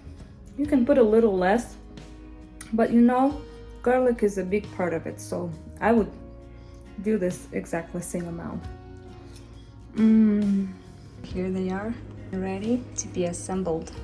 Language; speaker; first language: English; non-native, fluent; Russian